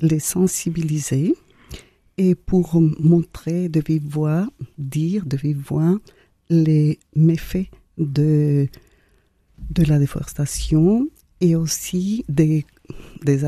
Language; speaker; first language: French; non-native, fluent; Spanish